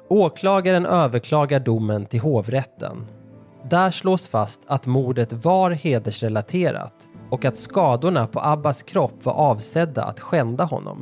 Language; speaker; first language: Swedish; native; Swedish